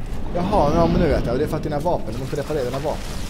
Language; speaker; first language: Swedish; native; Swedish